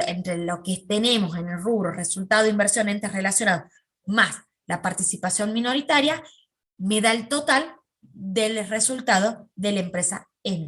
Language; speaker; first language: Spanish; native; Spanish